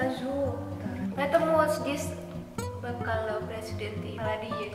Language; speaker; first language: Russian; non-native, learner; Indonesian